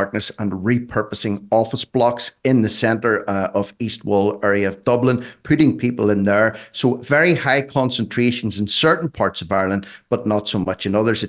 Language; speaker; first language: English; native; English